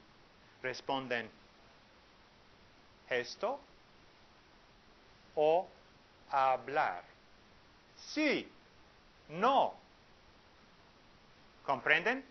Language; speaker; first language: Spanish; non-native, fluent; English